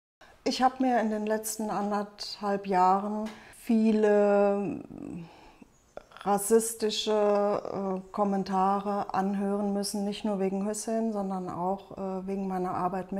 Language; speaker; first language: German; native; German